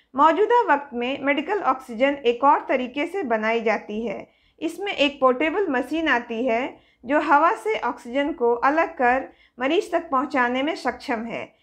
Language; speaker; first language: Hindi; native; Hindi